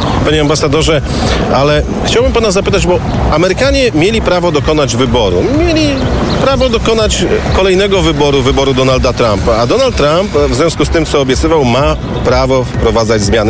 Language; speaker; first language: Polish; native; Polish